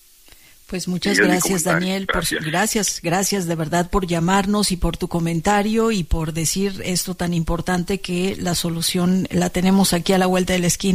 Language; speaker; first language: Spanish; native; Spanish